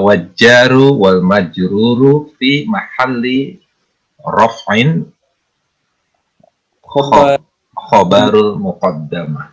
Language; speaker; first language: Arabic; non-native, learner; Indonesian